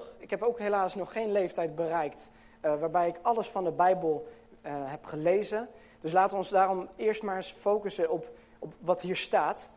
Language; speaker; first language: Dutch; native; Dutch